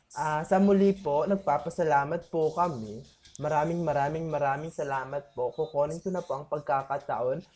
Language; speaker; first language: Filipino; non-native, local second language; Bikol